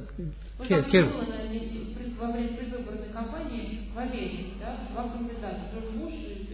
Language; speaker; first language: Russian; native; Russian